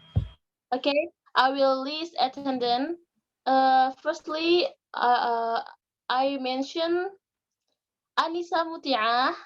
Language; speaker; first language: English; non-native, learner; Indonesian